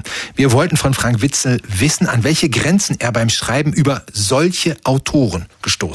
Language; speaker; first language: German; native; German